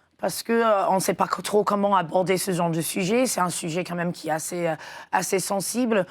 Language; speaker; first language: French; non-native, fluent; English